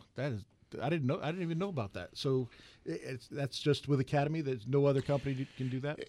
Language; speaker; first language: English; native; English